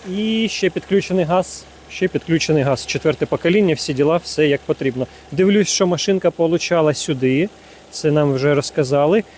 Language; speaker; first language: Ukrainian; non-native, local second language; Russian